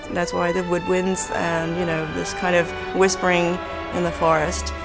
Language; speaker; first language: English; native; English